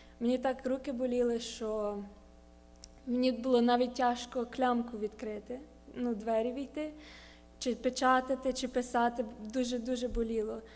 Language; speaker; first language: Ukrainian; early bilingual, heritage; Ukrainian